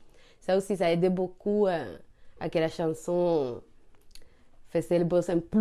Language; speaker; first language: French; non-native, learner; Spanish